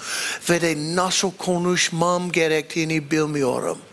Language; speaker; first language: Turkish; non-native, fluent; English